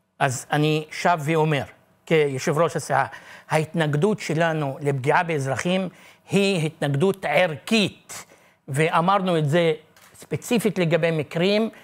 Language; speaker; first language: Hebrew; non-native, local second language; Arabic